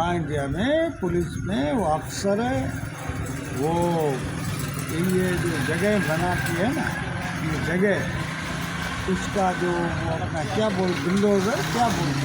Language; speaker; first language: Hindi; non-native, local second language; Sindhi